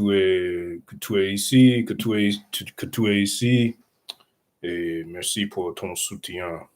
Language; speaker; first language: French; non-native, learner; English